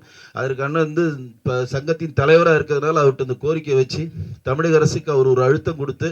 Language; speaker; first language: Tamil; native; Tamil